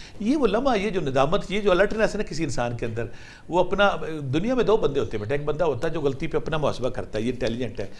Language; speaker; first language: Urdu; non-native, local second language; Punjabi